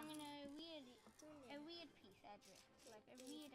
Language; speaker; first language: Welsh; non-native, local second language; English